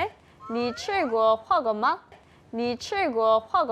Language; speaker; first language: Chinese; non-native, learner; Korean